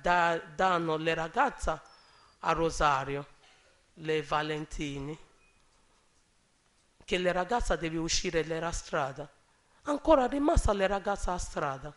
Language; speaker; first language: Italian; non-native, learner; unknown